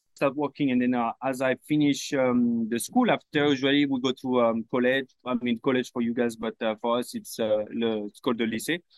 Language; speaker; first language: English; non-native, fluent; French